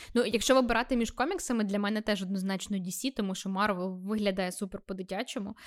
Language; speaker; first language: Ukrainian; native; Ukrainian